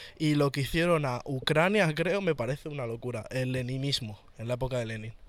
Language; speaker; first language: Spanish; native; Spanish